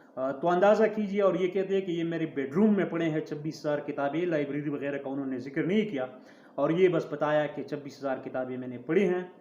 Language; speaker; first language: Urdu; non-native, local second language; Pashto